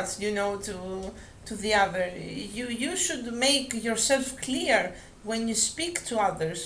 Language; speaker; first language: English; non-native, fluent; Greek